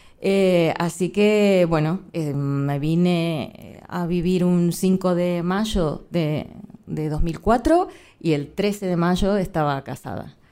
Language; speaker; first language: Spanish; native; Spanish